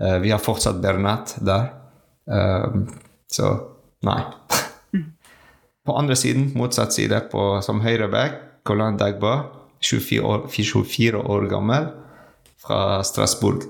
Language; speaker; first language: Norwegian; non-native, learner; French